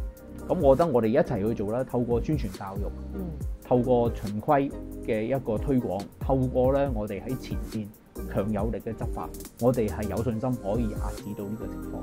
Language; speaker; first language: Cantonese; native; Cantonese